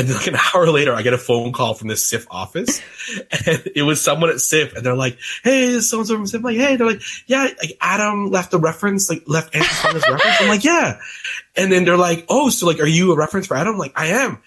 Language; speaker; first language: English; native; English